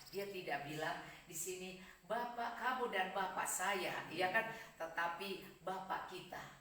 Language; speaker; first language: Indonesian; native; Indonesian